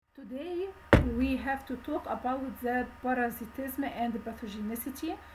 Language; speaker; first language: English; non-native, fluent; Arabic